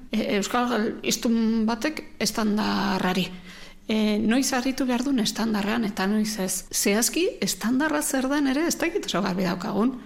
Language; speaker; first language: Basque; native; Basque